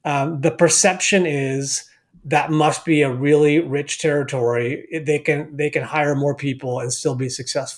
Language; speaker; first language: English; native; English